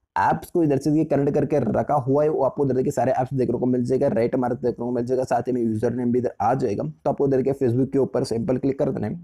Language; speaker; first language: Hindi; native; Hindi